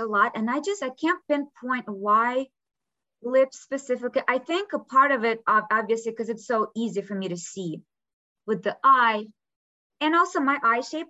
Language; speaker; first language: English; non-native, fluent; Ukrainian